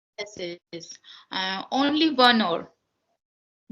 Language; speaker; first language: English; non-native, learner; Hindi